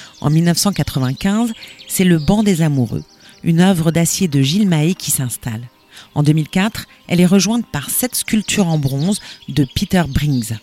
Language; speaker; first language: French; native; French